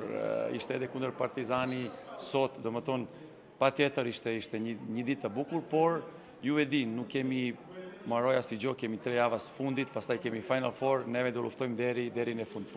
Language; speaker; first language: Albanian; non-native, learner; Serbian